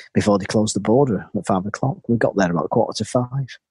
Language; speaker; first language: English; native; English